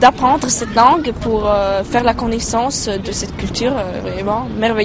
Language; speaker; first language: French; non-native, fluent; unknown